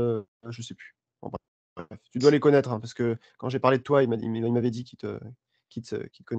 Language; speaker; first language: French; native; French